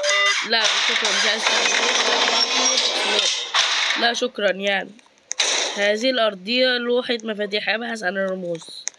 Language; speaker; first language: Arabic; native; Arabic